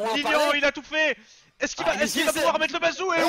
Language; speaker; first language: French; native; French